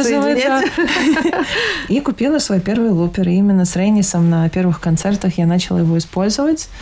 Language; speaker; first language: Russian; native; Russian